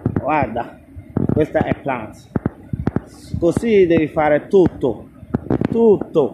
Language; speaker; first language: Italian; non-native, learner; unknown